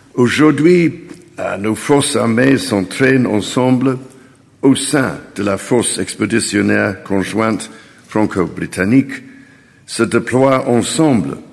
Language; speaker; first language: French; non-native, fluent; English